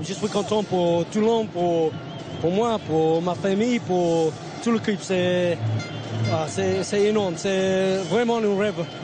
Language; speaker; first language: French; non-native, learner; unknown